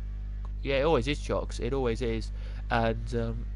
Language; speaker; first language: English; native; English